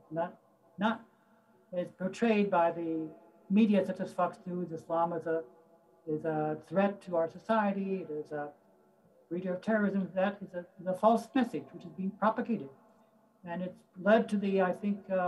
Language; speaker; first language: English; native; English